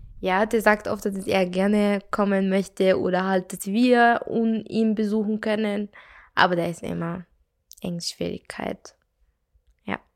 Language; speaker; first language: German; non-native, learner; Arabic